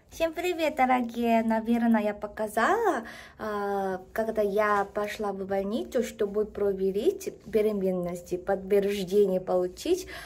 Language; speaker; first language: Russian; non-native, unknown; Korean